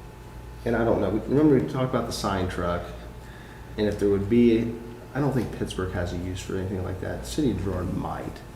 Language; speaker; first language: English; native; English